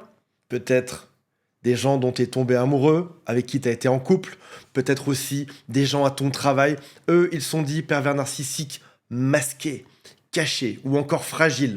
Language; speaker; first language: French; native; French